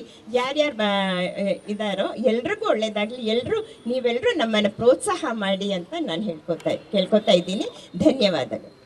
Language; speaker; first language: Kannada; non-native, local second language; Malayalam